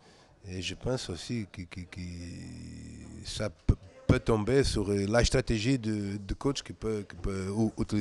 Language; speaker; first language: French; non-native, fluent; Portuguese